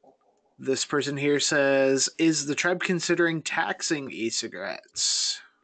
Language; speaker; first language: English; native; English